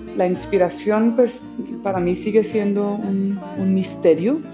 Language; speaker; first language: Spanish; early bilingual, other home language; English